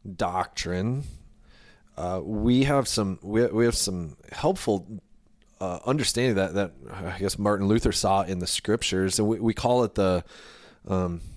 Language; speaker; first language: English; native; English